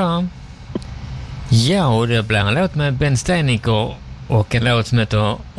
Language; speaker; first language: Swedish; native; Swedish